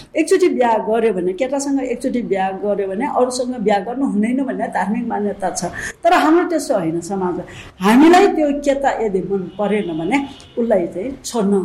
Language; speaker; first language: Nepali; non-native, local second language; Newari